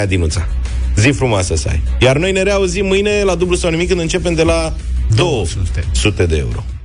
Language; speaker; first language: Romanian; native; Romanian